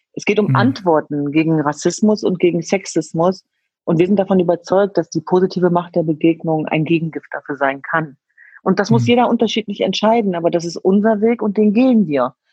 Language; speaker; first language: German; early bilingual, other home language; Kurdish